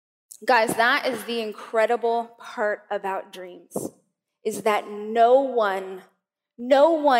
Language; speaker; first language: English; native; English